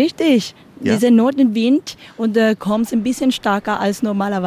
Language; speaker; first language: German; non-native, learner; Spanish